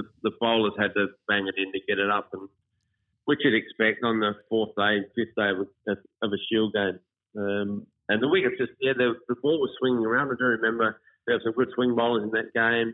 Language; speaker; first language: English; native; English